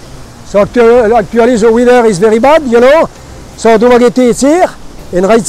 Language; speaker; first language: English; non-native, learner; French